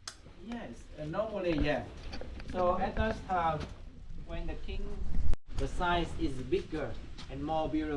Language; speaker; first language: English; non-native, fluent; Vietnamese